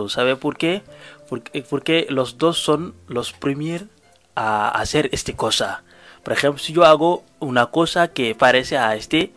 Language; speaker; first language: Spanish; non-native, learner; Wolof